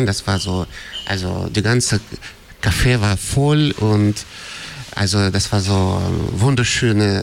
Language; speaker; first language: German; non-native, fluent; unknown